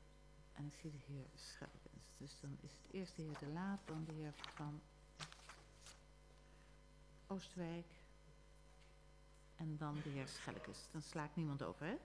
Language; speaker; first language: Dutch; native; Dutch